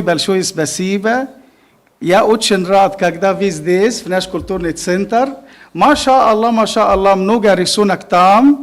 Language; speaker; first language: Russian; non-native, learner; Arabic